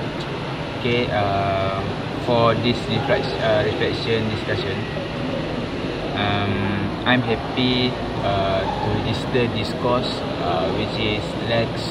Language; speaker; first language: English; non-native, local second language; Malay